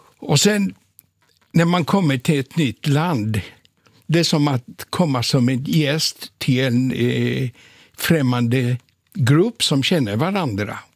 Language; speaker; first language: Swedish; non-native, fluent; Polish